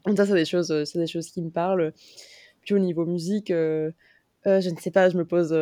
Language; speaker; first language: French; non-native, fluent; Spanish